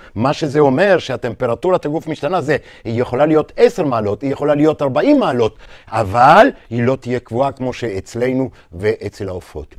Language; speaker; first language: Hebrew; native; Hebrew